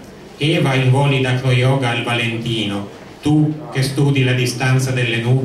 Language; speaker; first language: Italian; native; Italian